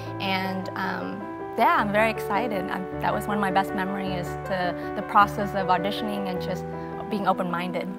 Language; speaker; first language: English; early bilingual, other home language; Vietnamese